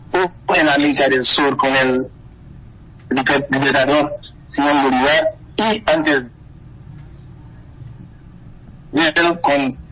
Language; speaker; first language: Spanish; non-native, fluent; Haitian Creole